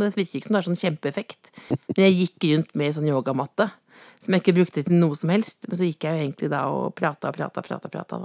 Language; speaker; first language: Norwegian; native; Norwegian